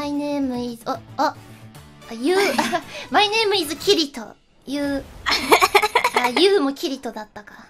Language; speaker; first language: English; non-native, learner; Japanese